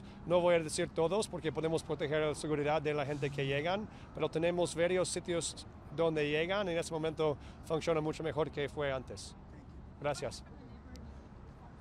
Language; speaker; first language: Spanish; non-native, fluent; English